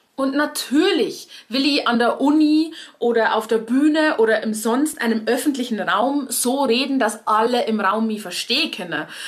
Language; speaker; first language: German; native; German